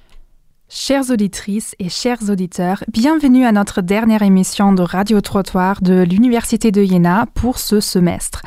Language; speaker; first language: French; non-native, fluent; German